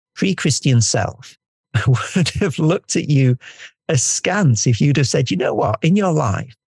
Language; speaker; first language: English; native; English